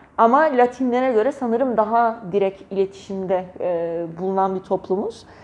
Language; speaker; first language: Turkish; native; Turkish